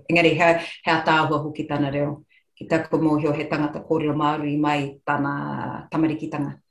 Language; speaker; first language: Māori; non-native, local second language; English